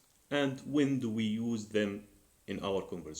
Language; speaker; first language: English; non-native, fluent; Arabic